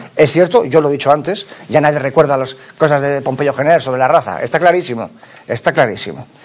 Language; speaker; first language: Spanish; native; Spanish